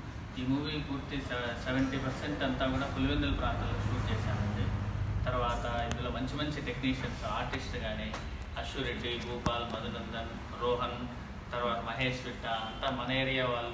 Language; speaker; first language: Telugu; native; Telugu